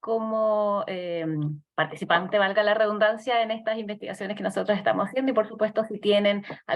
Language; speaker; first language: Spanish; native; Spanish